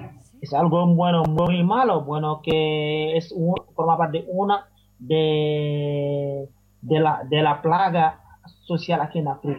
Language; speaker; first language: Spanish; non-native, fluent; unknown